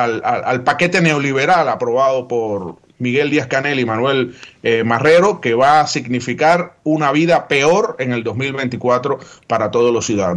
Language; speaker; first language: Spanish; native; Spanish